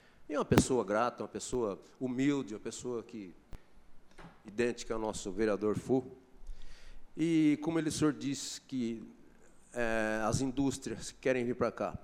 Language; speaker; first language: Portuguese; native; Portuguese